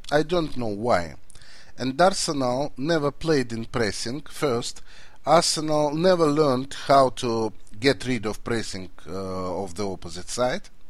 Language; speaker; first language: English; non-native, fluent; Russian